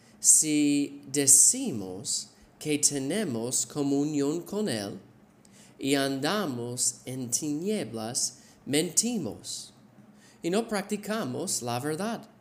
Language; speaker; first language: Spanish; non-native, fluent; English